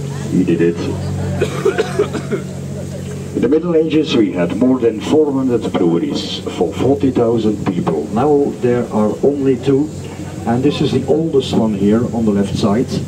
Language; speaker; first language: English; non-native, fluent; Dutch